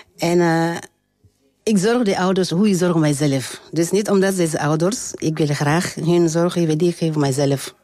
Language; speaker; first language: Dutch; non-native, learner; French